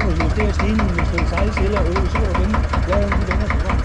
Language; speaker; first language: Danish; native; Danish